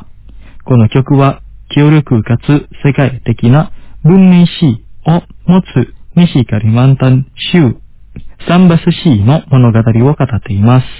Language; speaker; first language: Japanese; non-native, fluent; Indonesian